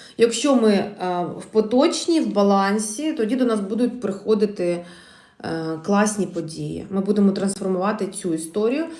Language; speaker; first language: Ukrainian; non-native, local second language; Russian